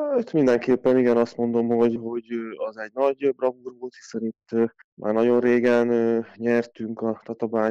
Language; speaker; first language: Hungarian; native; Hungarian